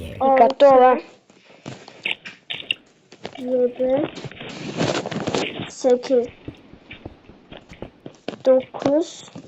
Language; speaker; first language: Turkish; native; Turkish